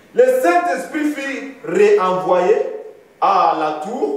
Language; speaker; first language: French; non-native, local second language; Swahili